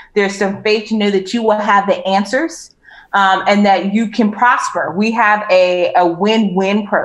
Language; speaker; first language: English; native; English